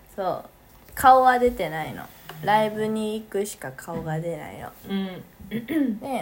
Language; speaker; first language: Japanese; early bilingual, other home language; Korean